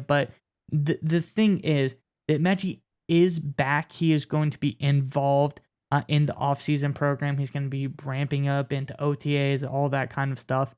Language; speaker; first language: English; native; English